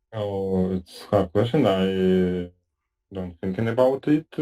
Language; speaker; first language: English; non-native, learner; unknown